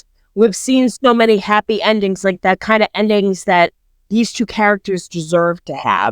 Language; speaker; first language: English; native; English